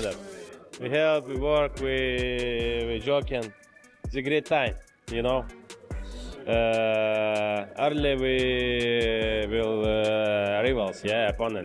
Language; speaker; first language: English; non-native, learner; Ukrainian